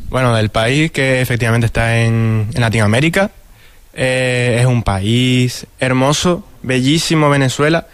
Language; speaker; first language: Spanish; native; Spanish